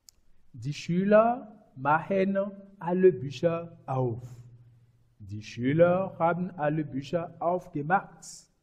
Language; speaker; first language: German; non-native, learner; French